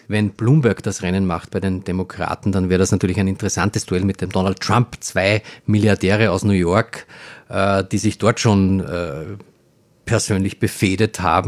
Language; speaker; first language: German; native; German